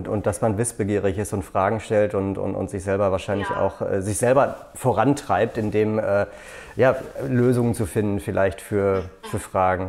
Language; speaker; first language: German; native; German